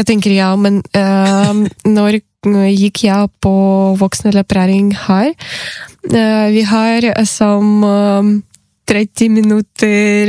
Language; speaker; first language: Norwegian; non-native, learner; Ukrainian